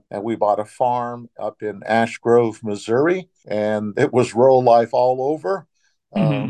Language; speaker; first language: English; native; English